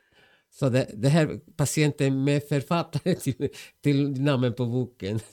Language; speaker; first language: Swedish; non-native, fluent; Spanish